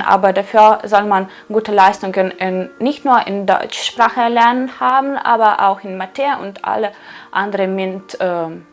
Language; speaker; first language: German; non-native, fluent; Ukrainian